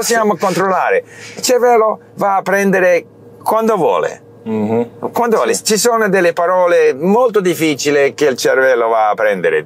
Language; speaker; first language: Italian; non-native, learner; English